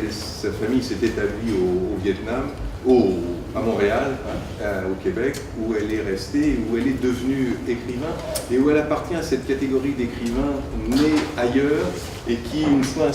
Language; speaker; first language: French; native; French